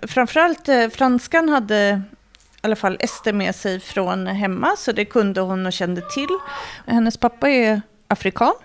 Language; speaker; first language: Swedish; native; Swedish